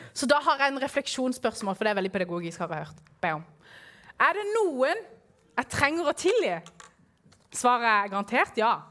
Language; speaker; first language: Norwegian; early bilingual, other home language; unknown